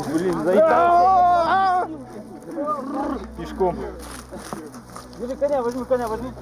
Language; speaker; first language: Russian; native; Russian